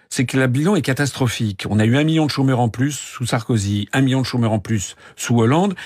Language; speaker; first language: French; native; French